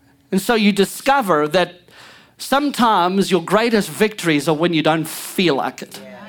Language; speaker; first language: English; native; English